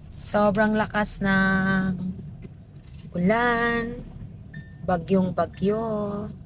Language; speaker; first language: Filipino; native; Filipino